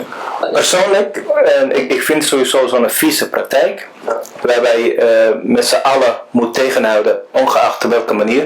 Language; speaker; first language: Dutch; non-native, fluent; Somali